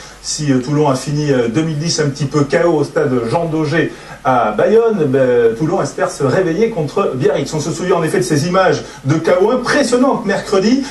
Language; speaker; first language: French; native; French